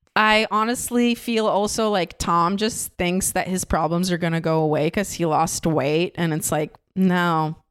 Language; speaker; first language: English; non-native, fluent; Russian